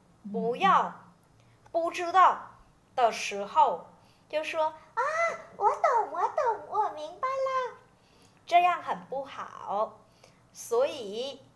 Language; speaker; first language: Chinese; non-native, fluent; Vietnamese